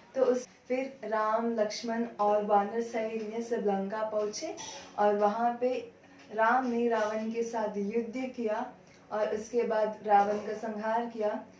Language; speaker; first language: Hindi; non-native, local second language; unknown